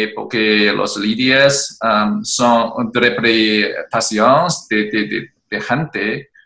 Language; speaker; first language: Spanish; non-native, learner; Chinese